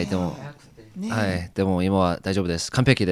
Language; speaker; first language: Japanese; non-native, learner; Korean